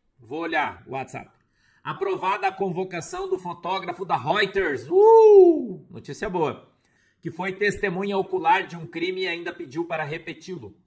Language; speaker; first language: Portuguese; native; Portuguese